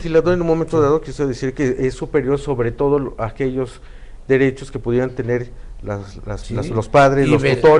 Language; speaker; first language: Spanish; native; Spanish